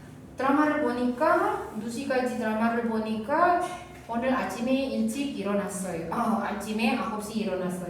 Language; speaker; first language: Korean; non-native, fluent; Indonesian